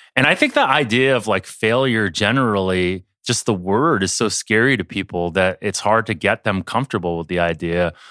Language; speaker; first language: English; early bilingual, other home language; Chinese